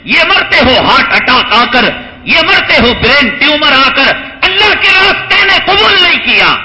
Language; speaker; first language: Urdu; native; Urdu